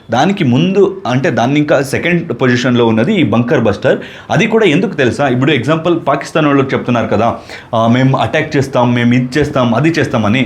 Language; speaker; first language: Telugu; non-native, local second language; Kannada